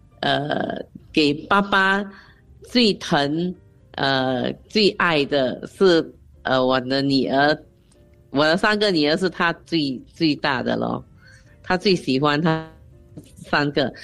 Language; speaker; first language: Chinese; non-native, local second language; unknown